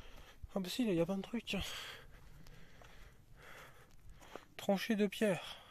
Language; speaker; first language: French; native; French